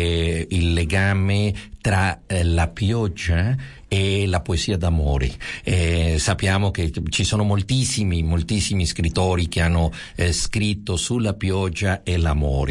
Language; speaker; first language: Italian; non-native, fluent; Spanish